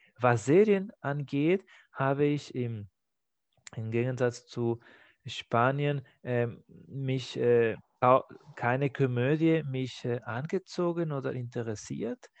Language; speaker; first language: German; non-native, fluent; Spanish